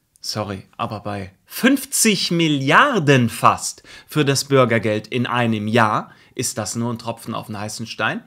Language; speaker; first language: German; native; German